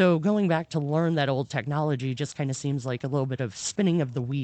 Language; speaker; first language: English; native; English